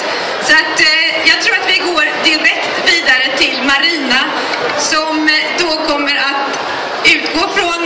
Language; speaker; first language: Swedish; native; Swedish